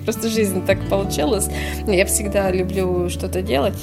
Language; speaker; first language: Russian; non-native, local second language; Latvian